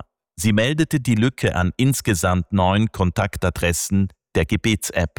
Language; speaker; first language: German; native; German